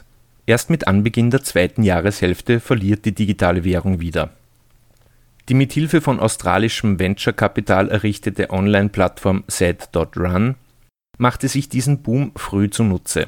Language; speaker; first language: German; native; German